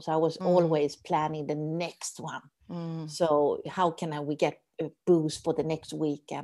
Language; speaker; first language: English; non-native, fluent; Swedish